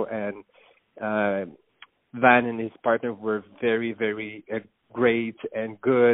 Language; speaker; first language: English; non-native, fluent; French